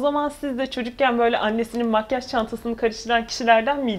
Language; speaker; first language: Turkish; native; Turkish